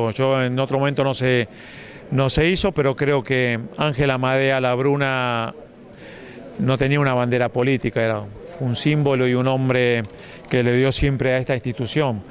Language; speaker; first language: Spanish; native; Spanish